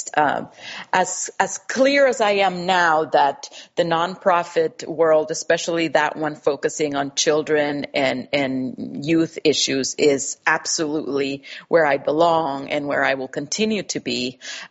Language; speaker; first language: English; non-native, fluent; Spanish